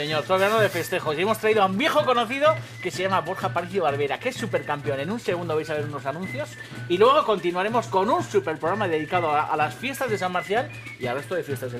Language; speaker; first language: Spanish; native; Spanish